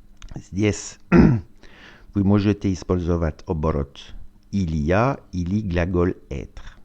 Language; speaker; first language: Russian; non-native, learner; French